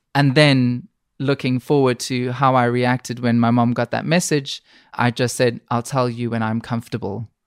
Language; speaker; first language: English; native; English